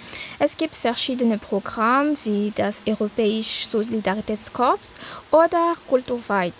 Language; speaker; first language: German; non-native, fluent; Malagasy